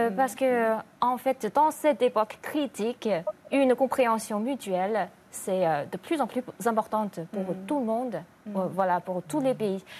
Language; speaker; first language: French; non-native, fluent; Chinese